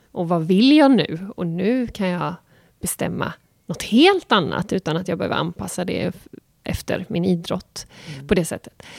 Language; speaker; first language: Swedish; native; Swedish